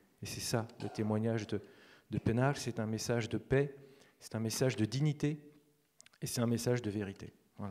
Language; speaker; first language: French; native; French